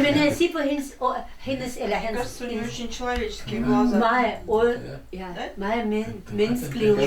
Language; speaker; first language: Danish; non-native, learner; Russian